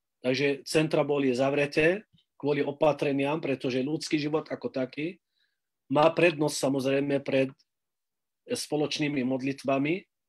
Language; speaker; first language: Slovak; non-native, fluent; Arabic